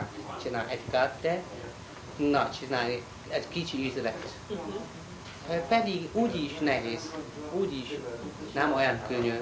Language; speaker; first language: Hungarian; non-native, learner; Chinese